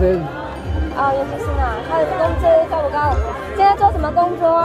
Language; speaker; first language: Chinese; non-native, learner; Vietnamese